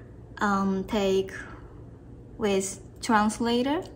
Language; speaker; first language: English; non-native, learner; Japanese